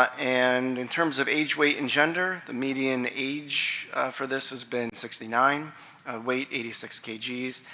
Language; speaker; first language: English; native; English